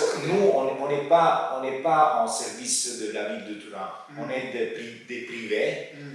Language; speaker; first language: French; non-native, fluent; Italian